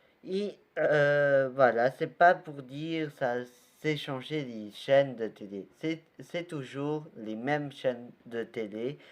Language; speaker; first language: French; non-native, learner; Portuguese